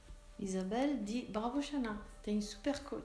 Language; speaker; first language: French; native; French